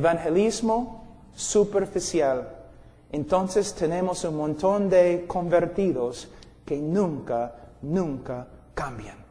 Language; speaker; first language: Spanish; non-native, fluent; English